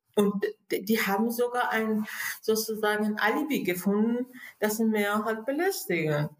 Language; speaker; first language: German; non-native, fluent; Persian